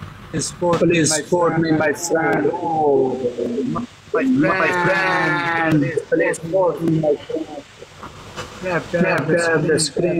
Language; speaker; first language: English; non-native, learner; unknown